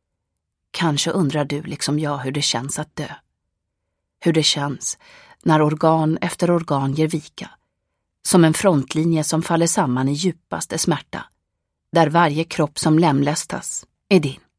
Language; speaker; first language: Swedish; native; Swedish